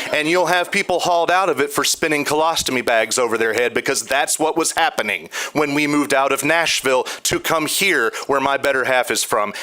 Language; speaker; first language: English; native; English